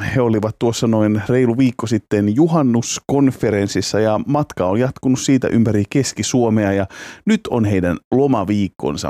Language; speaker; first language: Finnish; native; Finnish